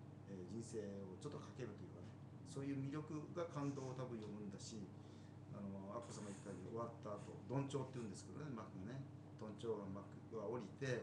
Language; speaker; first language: Japanese; native; Japanese